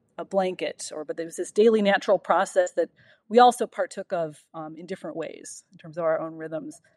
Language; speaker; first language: English; native; English